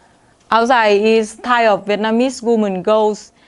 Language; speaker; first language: English; non-native, learner; Vietnamese